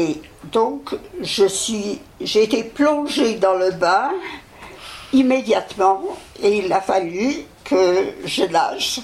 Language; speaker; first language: French; early bilingual, other home language; Yiddish